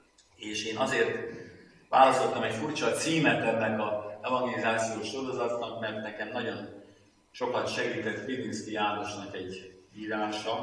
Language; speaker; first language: Hungarian; native; Hungarian